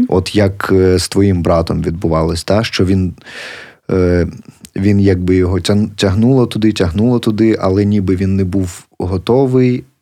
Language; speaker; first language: Ukrainian; native; Ukrainian